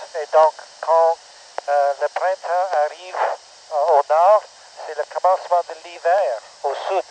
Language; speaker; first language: French; non-native, local second language; English